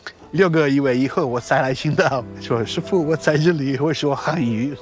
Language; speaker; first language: Chinese; non-native, learner; Italian